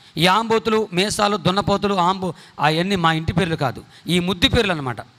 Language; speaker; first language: Telugu; non-native, local second language; Koya